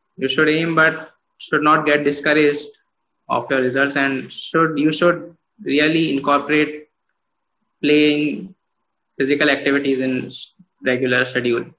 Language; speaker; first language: English; non-native, local second language; Hindi